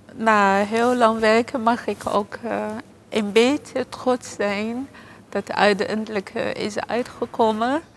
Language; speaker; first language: Dutch; non-native, fluent; Chinese